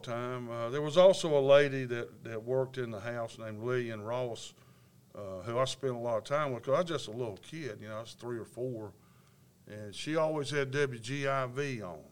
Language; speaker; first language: English; native; English